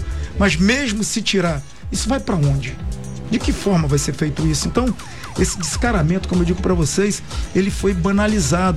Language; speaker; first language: Portuguese; native; Portuguese